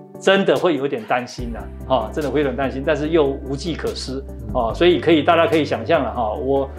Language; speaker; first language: Chinese; native; Chinese